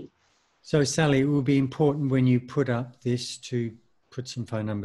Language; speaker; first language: English; native; English